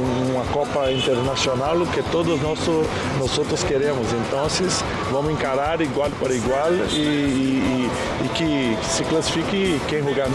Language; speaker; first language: Spanish; non-native, learner; Portuguese